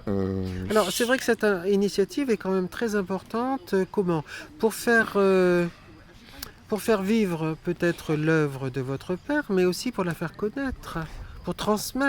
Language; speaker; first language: French; native; French